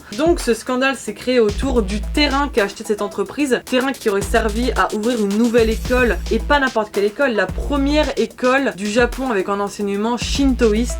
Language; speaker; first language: French; native; French